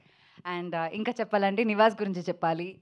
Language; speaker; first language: Telugu; non-native, local second language; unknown